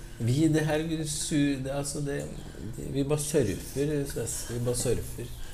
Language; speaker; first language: Norwegian; early bilingual, other home language; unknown